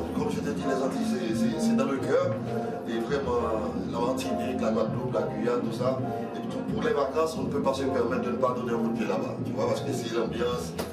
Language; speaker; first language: French; native; French